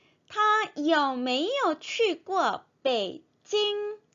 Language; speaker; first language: Chinese; non-native, fluent; Korean